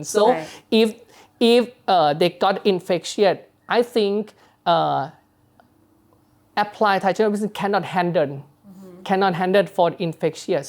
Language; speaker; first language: English; non-native, learner; Thai